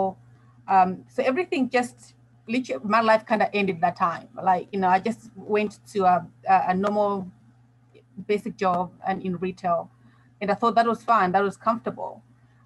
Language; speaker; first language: English; non-native, local second language; Nyanja